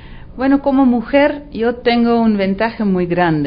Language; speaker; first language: Spanish; non-native, fluent; Dutch